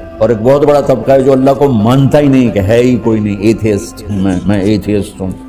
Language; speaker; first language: Urdu; non-native, local second language; Punjabi